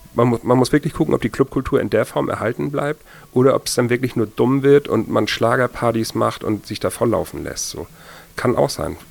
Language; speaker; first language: German; native; German